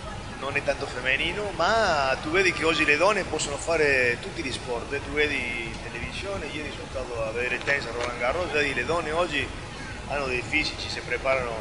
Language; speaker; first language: Italian; non-native, fluent; Spanish